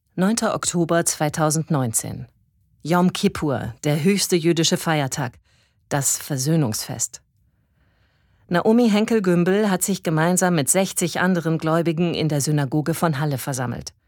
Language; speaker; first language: German; native; German